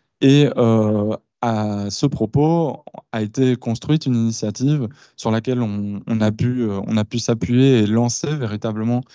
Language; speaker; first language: French; native; French